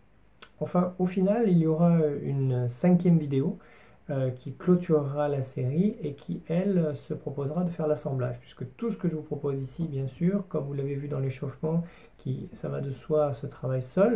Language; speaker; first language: French; native; French